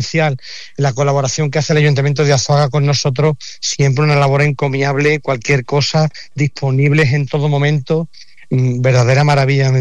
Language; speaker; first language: Spanish; native; Spanish